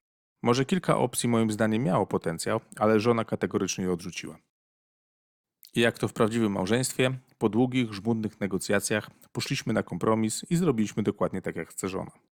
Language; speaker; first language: Polish; native; Polish